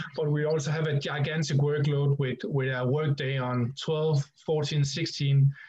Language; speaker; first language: English; non-native, fluent; Danish